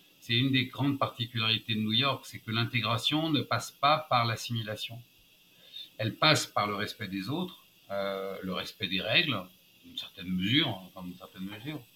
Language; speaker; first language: French; native; French